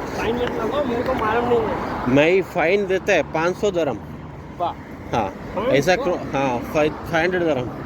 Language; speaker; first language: Hindi; non-native, local second language; Malayalam